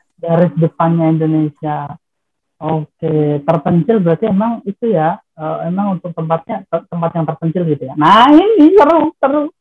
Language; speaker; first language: Indonesian; non-native, local second language; Javanese